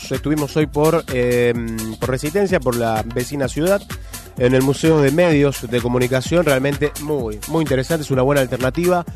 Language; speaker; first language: Spanish; native; Spanish